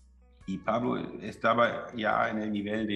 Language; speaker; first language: Spanish; non-native, fluent; German